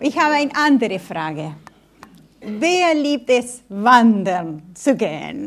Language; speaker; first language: German; non-native, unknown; Spanish